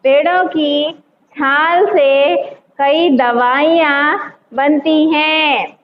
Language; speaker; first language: Hindi; non-native, local second language; Telugu